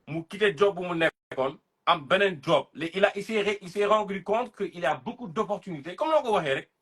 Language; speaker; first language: French; non-native, local second language; Wolof